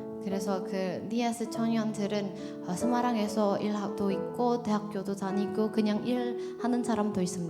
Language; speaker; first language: Korean; non-native, learner; Indonesian